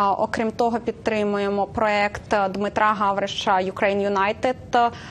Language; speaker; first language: Ukrainian; native; Ukrainian